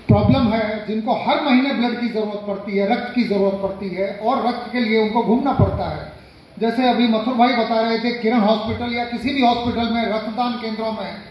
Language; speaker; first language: Hindi; native; Hindi